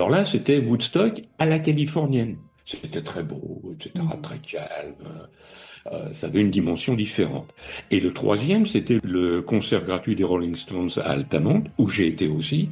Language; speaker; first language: French; native; French